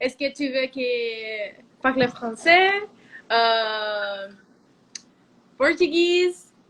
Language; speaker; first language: French; non-native, learner; Spanish